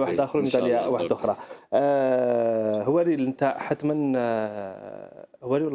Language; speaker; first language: Arabic; native; Arabic